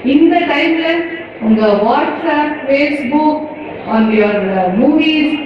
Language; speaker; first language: English; non-native, local second language; Tamil